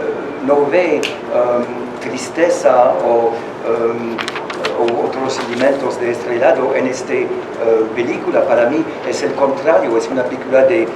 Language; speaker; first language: Spanish; non-native, learner; French